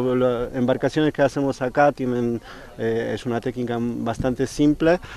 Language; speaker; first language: Spanish; non-native, fluent; Polish